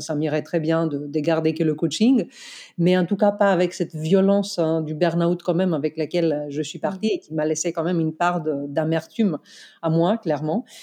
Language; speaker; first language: French; non-native, fluent; Greek